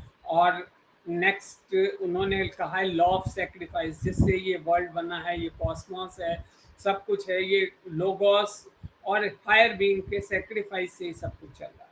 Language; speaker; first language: Hindi; native; Hindi